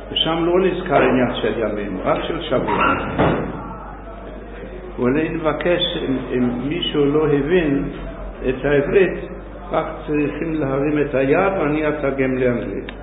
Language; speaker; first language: Hebrew; non-native, fluent; English